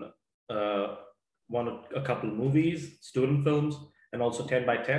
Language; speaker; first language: English; non-native, local second language; Punjabi